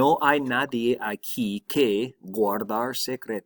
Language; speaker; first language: Spanish; non-native, fluent; English